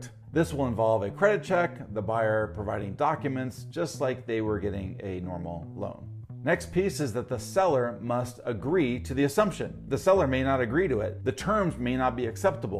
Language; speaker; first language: English; native; English